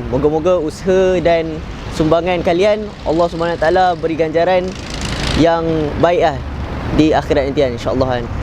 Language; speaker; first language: Malay; native; Malay